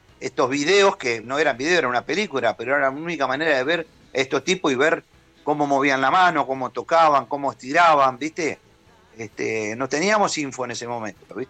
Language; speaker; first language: Spanish; native; Spanish